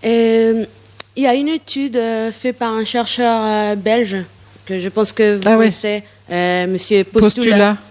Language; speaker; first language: French; non-native, fluent; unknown